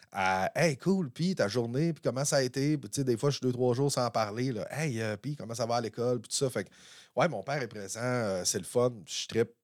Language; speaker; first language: French; native; French